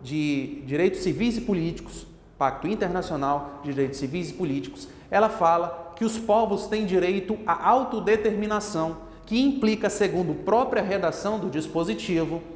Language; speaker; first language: Portuguese; native; Portuguese